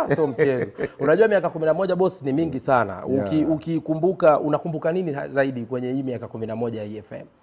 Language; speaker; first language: Swahili; native; Swahili